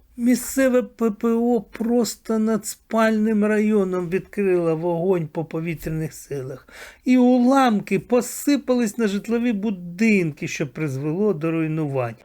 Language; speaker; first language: Ukrainian; native; Ukrainian